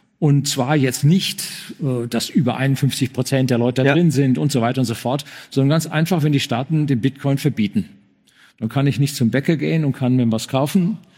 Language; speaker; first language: German; native; German